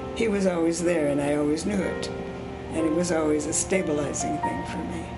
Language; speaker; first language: English; early bilingual, other home language; Swiss German